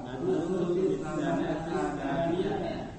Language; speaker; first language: Arabic; non-native, learner; Indonesian